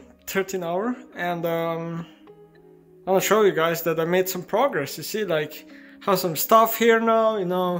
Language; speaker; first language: English; non-native, fluent; Slovenian